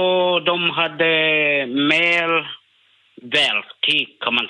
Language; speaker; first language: Swedish; non-native, learner; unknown